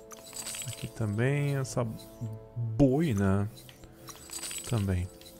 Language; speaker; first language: Portuguese; native; Portuguese